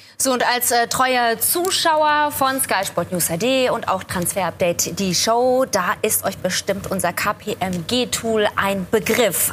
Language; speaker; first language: German; native; German